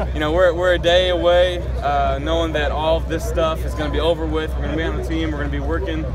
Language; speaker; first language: English; native; English